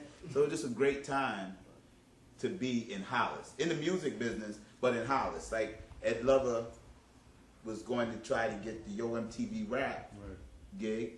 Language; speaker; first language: English; native; English